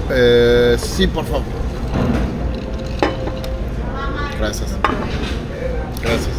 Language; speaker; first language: Spanish; non-native, fluent; French